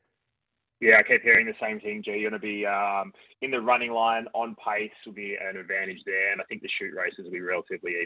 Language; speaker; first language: English; native; English